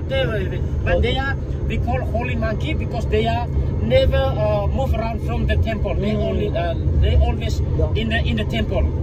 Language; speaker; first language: English; non-native, learner; Indonesian